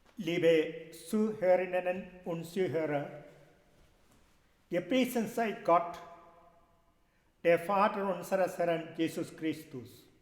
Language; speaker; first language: German; non-native, fluent; Malayalam